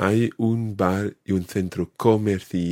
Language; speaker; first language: Spanish; non-native, fluent; English